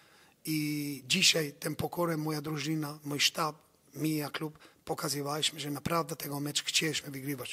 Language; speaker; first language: Polish; non-native, learner; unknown